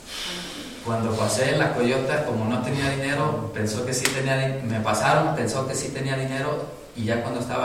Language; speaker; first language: Spanish; native; Spanish